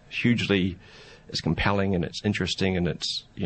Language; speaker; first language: English; native; English